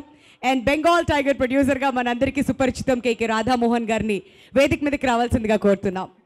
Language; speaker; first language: Telugu; native; Telugu